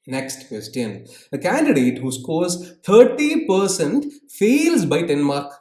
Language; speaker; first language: English; non-native, local second language; Malayalam